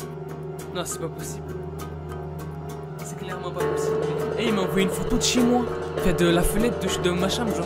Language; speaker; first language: French; native; French